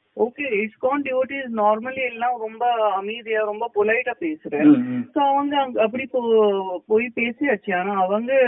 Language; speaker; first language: Tamil; non-native, fluent; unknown